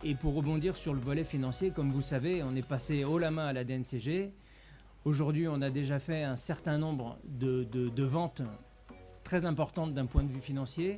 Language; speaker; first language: French; native; French